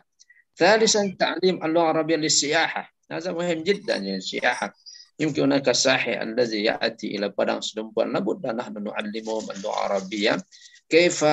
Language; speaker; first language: Arabic; non-native, fluent; Indonesian